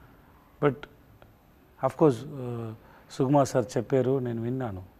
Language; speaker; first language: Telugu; non-native, learner; Tamil